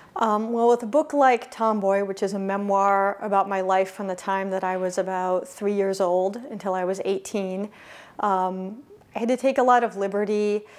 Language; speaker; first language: English; native; English